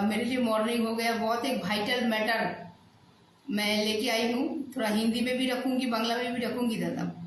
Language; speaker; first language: Hindi; non-native, local second language; Bangla